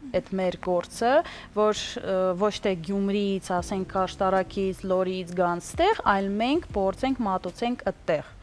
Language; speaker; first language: Armenian; early bilingual, heritage; Armenian